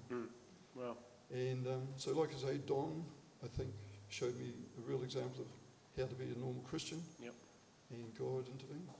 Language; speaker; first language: English; native; English